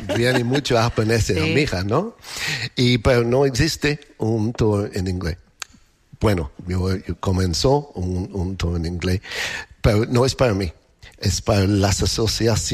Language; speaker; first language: Spanish; non-native, learner; English